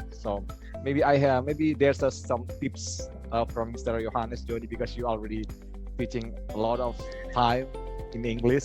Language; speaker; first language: English; non-native, learner; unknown